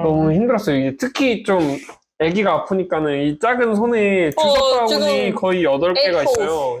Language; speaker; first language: Korean; native; Korean